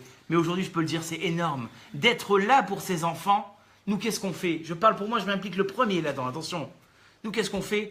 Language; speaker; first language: French; native; French